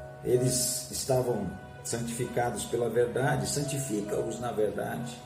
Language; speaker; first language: Portuguese; native; Portuguese